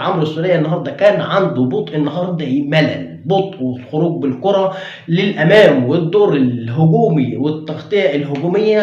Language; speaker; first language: Arabic; native; Arabic